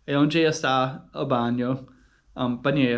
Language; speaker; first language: Portuguese; non-native, learner; English